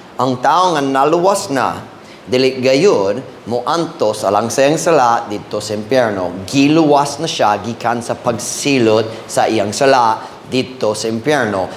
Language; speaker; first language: Cebuano; non-native, fluent; English